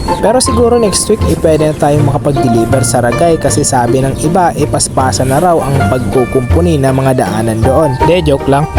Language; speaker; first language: Filipino; non-native, local second language; Bikol